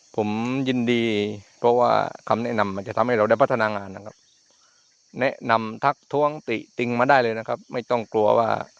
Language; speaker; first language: Thai; native; Thai